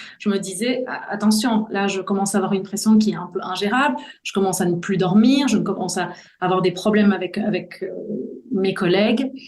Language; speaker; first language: French; early bilingual, other home language; Spanish